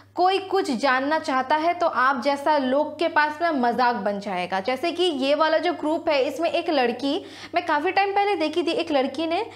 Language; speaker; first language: Hindi; non-native, local second language; Sadri